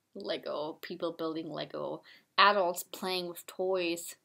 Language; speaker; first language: English; non-native, fluent; German